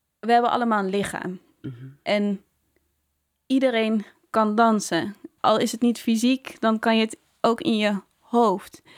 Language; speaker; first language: Dutch; native; Dutch